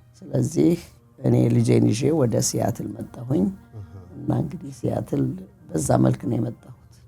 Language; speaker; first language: Amharic; native; Amharic